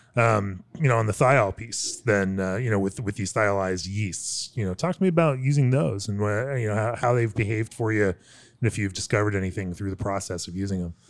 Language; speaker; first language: English; native; English